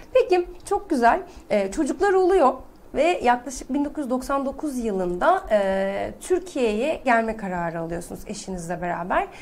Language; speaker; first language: Turkish; native; Turkish